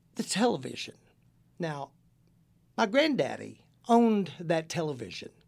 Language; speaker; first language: English; native; English